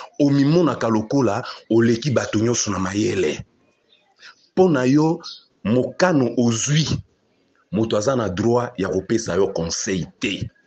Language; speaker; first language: Lingala; native; Lingala